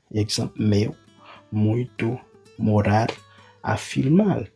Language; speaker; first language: Portuguese; non-native, fluent; Haitian Creole